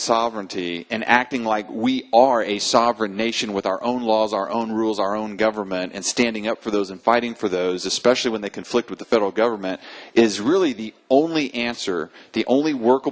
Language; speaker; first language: English; native; English